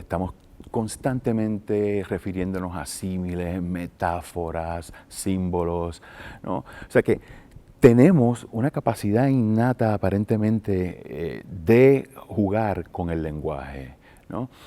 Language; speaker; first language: Spanish; native; Spanish